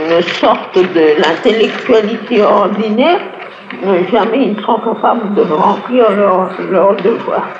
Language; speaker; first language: French; native; French